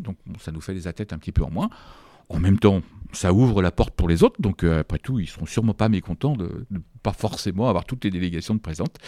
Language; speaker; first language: French; native; French